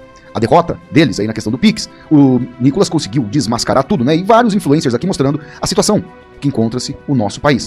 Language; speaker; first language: Portuguese; native; Portuguese